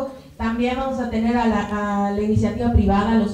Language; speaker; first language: Spanish; native; Spanish